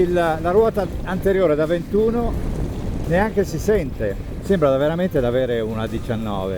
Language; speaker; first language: Italian; native; Italian